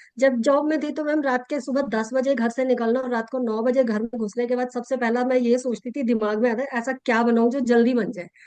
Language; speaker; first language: Hindi; native; Hindi